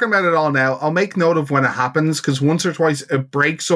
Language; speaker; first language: English; native; English